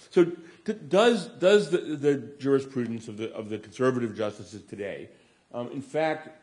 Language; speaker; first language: English; native; English